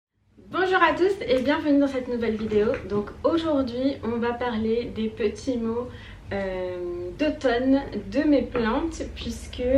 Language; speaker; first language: French; native; French